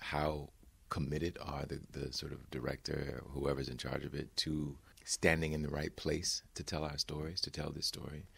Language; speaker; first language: English; native; English